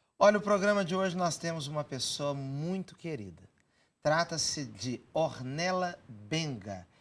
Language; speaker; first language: Portuguese; native; Portuguese